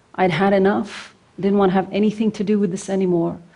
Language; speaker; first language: English; non-native, fluent; Norwegian